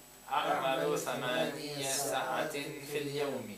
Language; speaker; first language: Arabic; non-native, learner; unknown